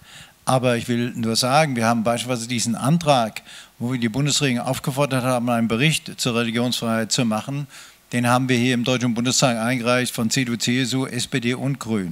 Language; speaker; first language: German; native; German